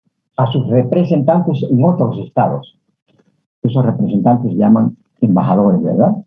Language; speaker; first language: Spanish; native; Spanish